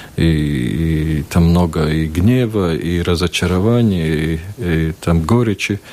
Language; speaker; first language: Russian; non-native, local second language; Latvian